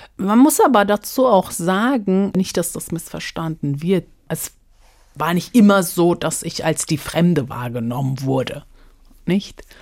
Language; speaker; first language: German; early bilingual, other home language; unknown